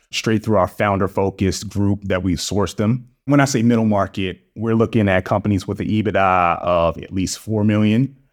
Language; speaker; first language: English; native; English